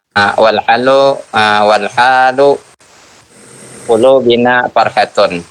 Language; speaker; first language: Arabic; non-native, learner; Indonesian